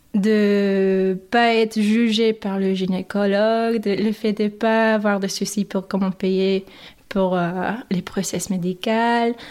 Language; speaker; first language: French; non-native, fluent; English